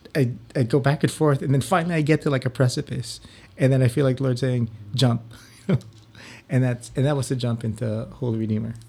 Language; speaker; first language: English; non-native, local second language; Filipino